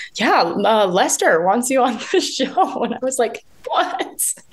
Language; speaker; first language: English; native; English